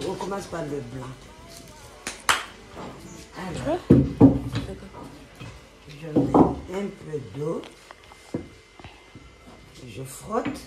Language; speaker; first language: French; non-native, local second language; Comorian